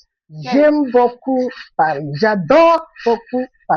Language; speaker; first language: French; non-native, fluent; Igbo